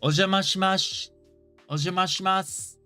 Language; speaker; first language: Japanese; non-native, learner; English